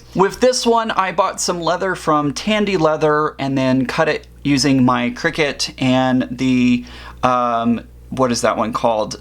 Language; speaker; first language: English; native; English